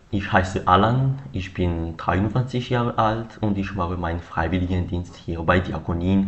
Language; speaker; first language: German; non-native, learner; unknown